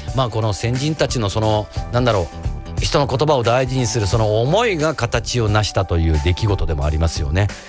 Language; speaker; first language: Japanese; native; Japanese